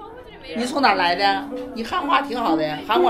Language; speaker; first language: Chinese; native; Chinese